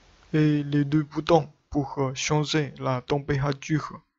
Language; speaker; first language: French; non-native, learner; Chinese